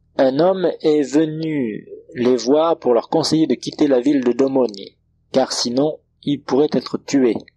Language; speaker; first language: French; non-native, local second language; Comorian